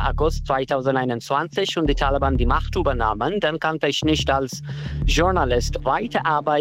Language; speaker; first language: German; non-native, learner; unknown